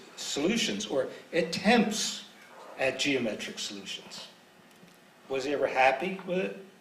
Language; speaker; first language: English; native; English